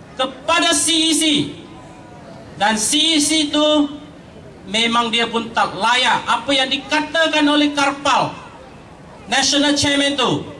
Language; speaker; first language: Malay; non-native, local second language; Chinese